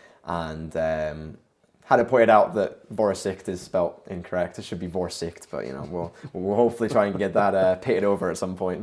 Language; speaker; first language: English; native; English